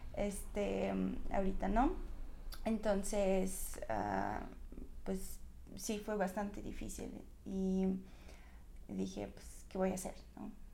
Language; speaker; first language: Spanish; non-native, fluent; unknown